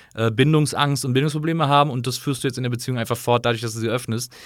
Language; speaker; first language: German; native; German